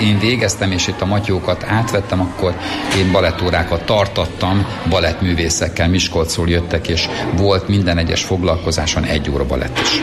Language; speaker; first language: Hungarian; native; Hungarian